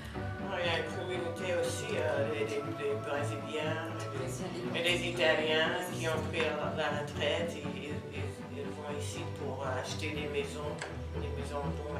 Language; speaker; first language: French; non-native, fluent; English